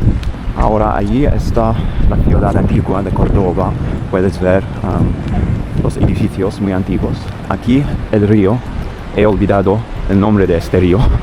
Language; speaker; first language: Spanish; non-native, learner; English